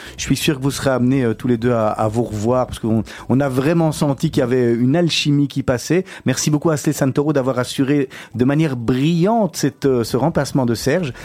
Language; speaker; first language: French; native; French